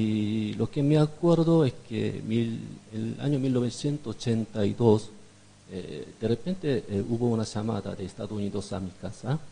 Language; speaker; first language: Spanish; non-native, fluent; Korean